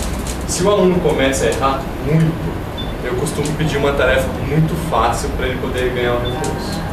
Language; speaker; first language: Portuguese; native; Portuguese